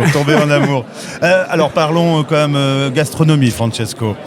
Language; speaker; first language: French; native; French